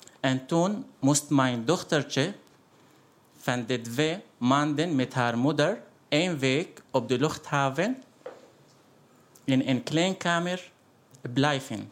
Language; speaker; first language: Dutch; non-native, fluent; Arabic